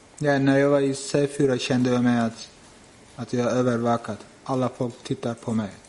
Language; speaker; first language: Swedish; non-native, fluent; Turkish